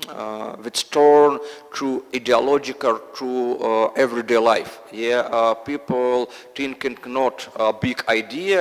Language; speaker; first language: English; non-native, learner; Russian